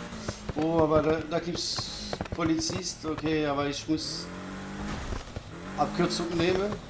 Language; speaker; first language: German; non-native, fluent; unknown